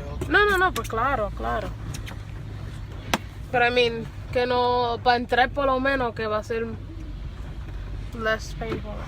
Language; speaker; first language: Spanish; early bilingual, heritage; Spanish